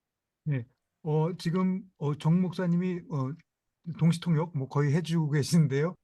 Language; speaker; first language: Korean; native; Korean